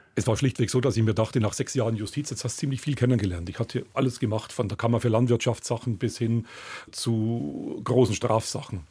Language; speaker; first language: German; native; German